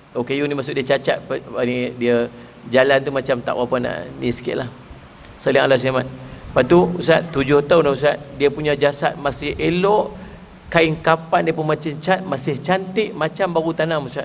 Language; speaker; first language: Malay; native; Malay